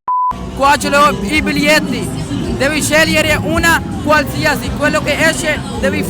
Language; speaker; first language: Italian; non-native, learner; Urdu